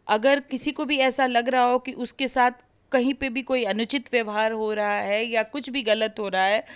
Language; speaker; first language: Hindi; native; Hindi